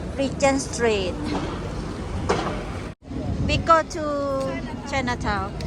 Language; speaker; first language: English; non-native, learner; Thai